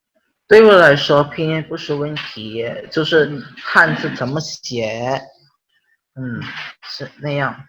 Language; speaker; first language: Chinese; non-native, learner; Filipino